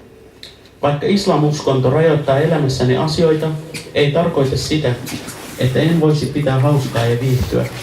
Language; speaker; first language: Finnish; early bilingual, other home language; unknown